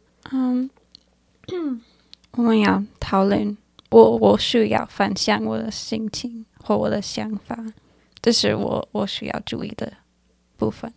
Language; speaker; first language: Chinese; non-native, learner; English